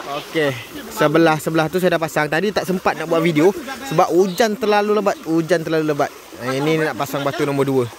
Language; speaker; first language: Malay; native; Malay